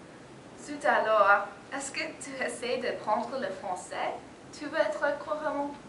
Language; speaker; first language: French; non-native, learner; English